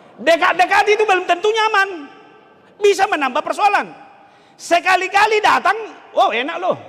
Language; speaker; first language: Indonesian; non-native, local second language; Batak Toba